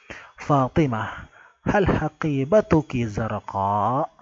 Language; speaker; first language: Arabic; non-native, fluent; Indonesian